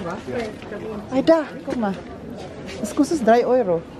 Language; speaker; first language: German; non-native, learner; Filipino